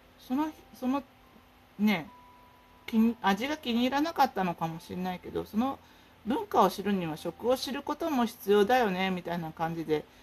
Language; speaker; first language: Japanese; native; Japanese